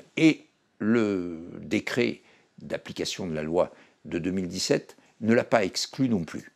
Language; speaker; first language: French; native; French